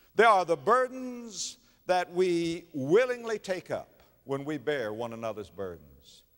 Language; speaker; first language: English; native; English